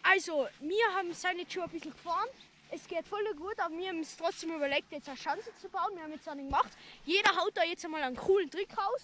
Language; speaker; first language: German; native; German